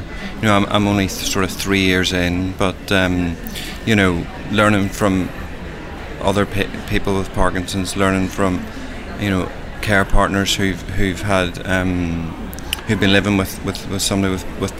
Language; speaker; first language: English; native; English